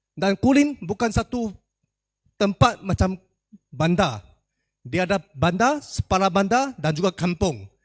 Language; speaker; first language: Malay; non-native, local second language; Chinese